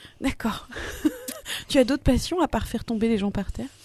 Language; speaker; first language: French; native; French